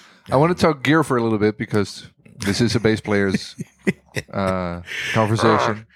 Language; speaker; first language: English; non-native, fluent; Dutch